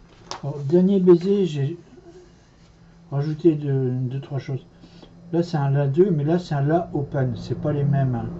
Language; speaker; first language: French; native; French